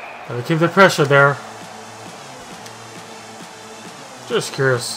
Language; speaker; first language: English; native; English